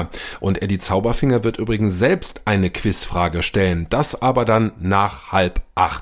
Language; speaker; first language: German; native; German